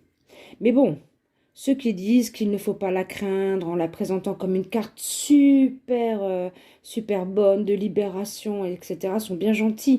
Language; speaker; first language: French; native; French